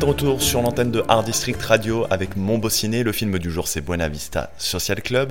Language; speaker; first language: French; native; French